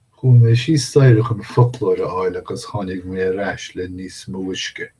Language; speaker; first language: Irish; non-native, fluent; English